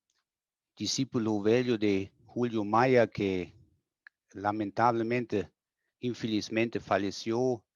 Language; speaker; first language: Portuguese; non-native, fluent; German